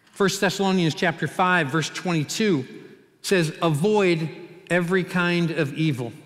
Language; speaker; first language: English; native; English